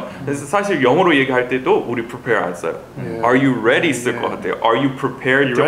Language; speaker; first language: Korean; non-native, fluent; English